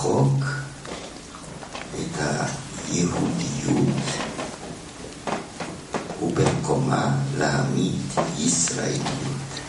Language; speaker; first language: Hebrew; non-native, fluent; German